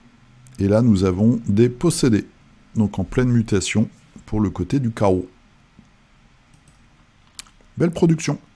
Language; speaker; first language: French; native; French